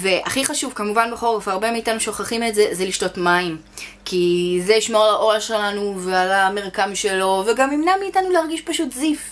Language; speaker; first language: Hebrew; native; Hebrew